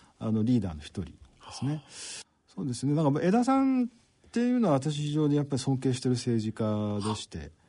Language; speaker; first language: Japanese; native; Japanese